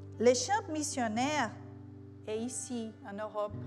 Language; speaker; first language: French; non-native, learner; Portuguese